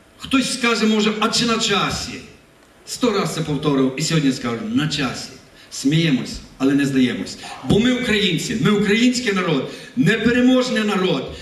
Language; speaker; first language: Ukrainian; native; Ukrainian